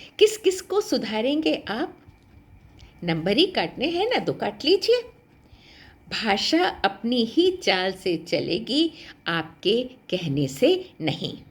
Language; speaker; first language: Hindi; native; Hindi